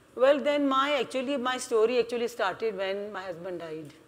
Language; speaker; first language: English; non-native, local second language; Hindi